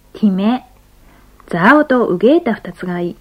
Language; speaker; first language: Mongolian; non-native, fluent; Japanese